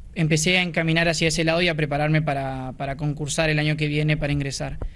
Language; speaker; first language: Spanish; native; Spanish